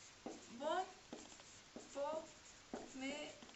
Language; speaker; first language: Italian; non-native, learner; Spanish